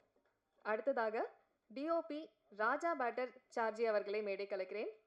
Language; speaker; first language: Tamil; native; Tamil